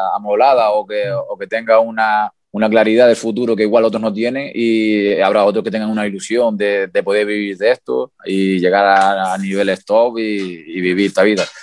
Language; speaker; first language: Spanish; native; Spanish